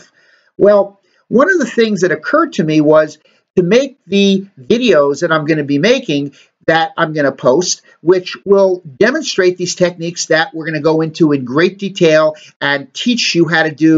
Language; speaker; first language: English; native; English